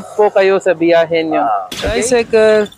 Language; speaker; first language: Filipino; non-native, learner; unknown